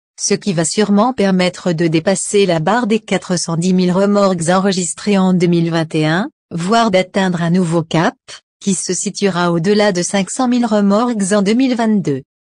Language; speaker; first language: French; non-native, local second language; Arabic